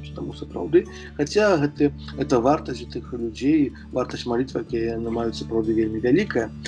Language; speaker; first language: Belarusian; native; Belarusian